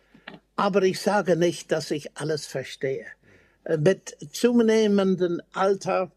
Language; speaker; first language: German; non-native, fluent; English